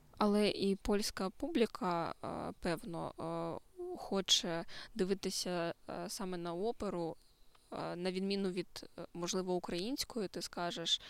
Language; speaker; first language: Ukrainian; native; Ukrainian